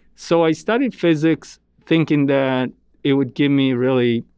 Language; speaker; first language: English; non-native, fluent; Italian